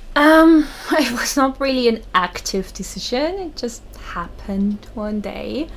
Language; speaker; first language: English; non-native, fluent; German